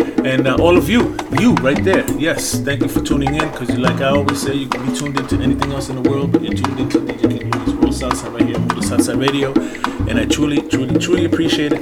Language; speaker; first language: English; early bilingual, other home language; Spanish